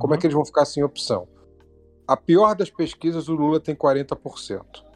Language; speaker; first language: Portuguese; native; Portuguese